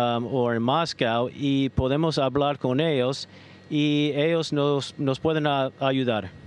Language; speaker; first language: Spanish; non-native, fluent; English